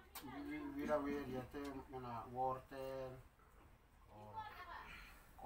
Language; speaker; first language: Indonesian; non-native, local second language; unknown